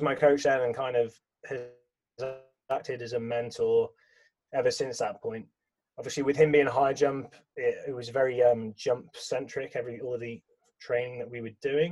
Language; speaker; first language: English; native; English